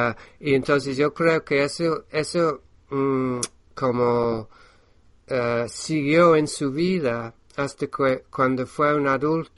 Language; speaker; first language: Spanish; non-native, fluent; English